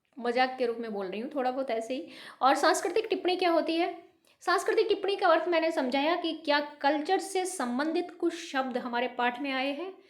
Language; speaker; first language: Hindi; native; Hindi